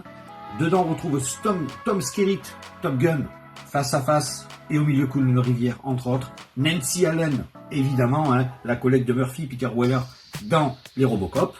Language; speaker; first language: French; native; French